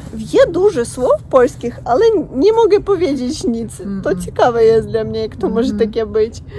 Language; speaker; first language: Polish; non-native, learner; Russian